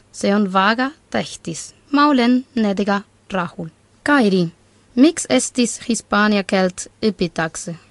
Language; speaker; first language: Estonian; non-native, learner; Spanish